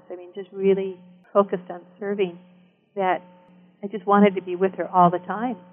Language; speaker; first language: English; native; English